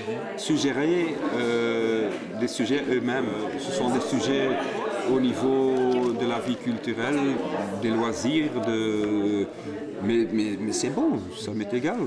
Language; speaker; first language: French; non-native, local second language; Dutch